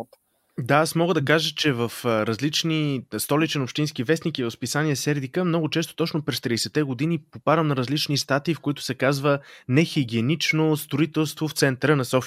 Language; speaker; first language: Bulgarian; native; Bulgarian